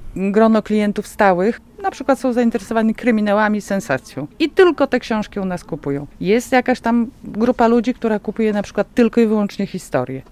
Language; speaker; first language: Polish; native; Polish